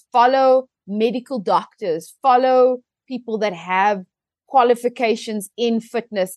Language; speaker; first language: English; native; English